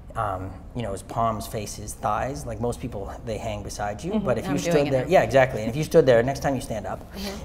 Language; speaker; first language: English; native; English